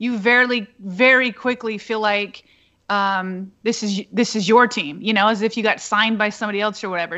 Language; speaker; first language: English; native; English